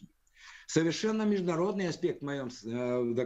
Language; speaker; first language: Russian; native; Russian